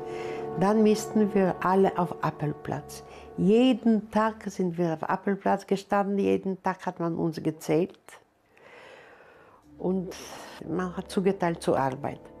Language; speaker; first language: German; non-native, fluent; Polish